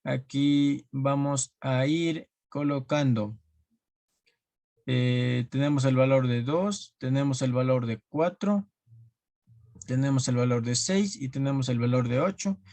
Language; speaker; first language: Spanish; native; Spanish